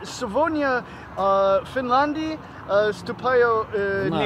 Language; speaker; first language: Russian; non-native, learner; English